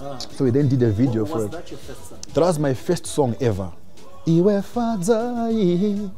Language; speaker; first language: English; non-native, local second language; Shona